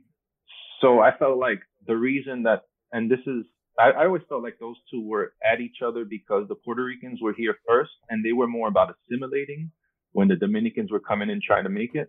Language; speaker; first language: English; early bilingual, other home language; Spanish